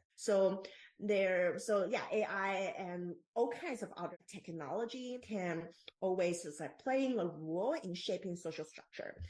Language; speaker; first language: English; non-native, fluent; Chinese